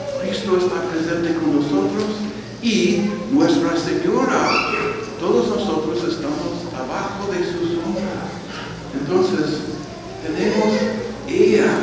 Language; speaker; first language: Spanish; non-native, fluent; English